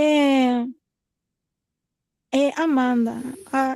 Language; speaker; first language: Portuguese; non-native, fluent; Spanish